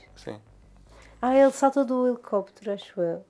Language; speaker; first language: Portuguese; native; Portuguese